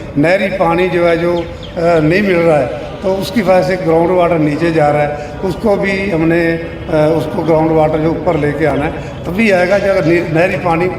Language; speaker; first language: Hindi; non-native, local second language; Punjabi